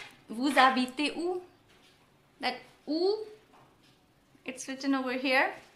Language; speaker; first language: English; non-native, local second language; Hindi